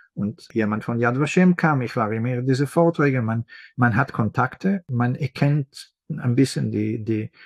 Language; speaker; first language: German; non-native, fluent; Hebrew